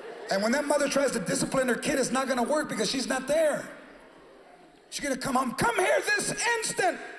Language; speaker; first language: English; early bilingual, other home language; Spanish